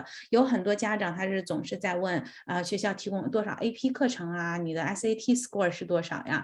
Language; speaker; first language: Chinese; native; Chinese